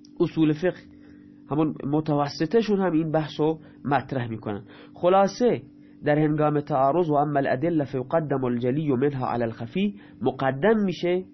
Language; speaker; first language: Persian; non-native, local second language; Baluchi